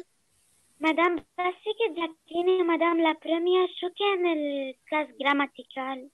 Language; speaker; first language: French; non-native, learner; Arabic